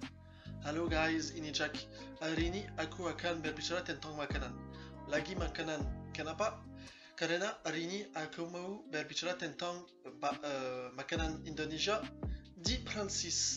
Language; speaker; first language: Indonesian; non-native, learner; French